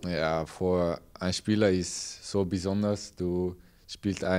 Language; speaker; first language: German; non-native, learner; Dutch